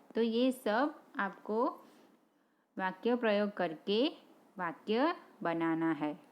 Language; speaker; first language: Hindi; non-native, local second language; Gujarati